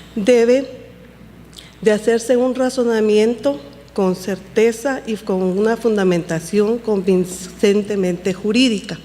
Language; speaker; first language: Spanish; native; Spanish